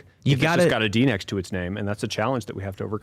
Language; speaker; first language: English; native; English